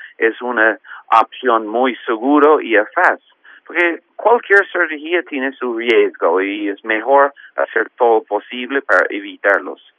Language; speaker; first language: Spanish; non-native, fluent; English